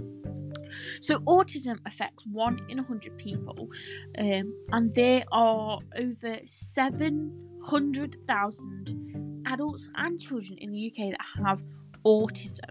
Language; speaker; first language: English; native; English